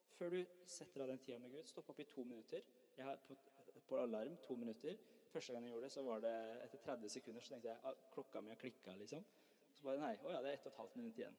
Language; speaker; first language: Norwegian; early bilingual, other home language; Persian